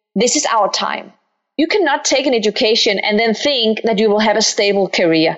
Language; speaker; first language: English; non-native, fluent; Danish